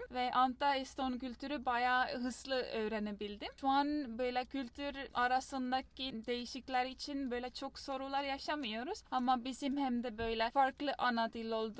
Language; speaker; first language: Turkish; non-native, fluent; Estonian